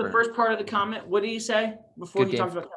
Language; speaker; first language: English; native; English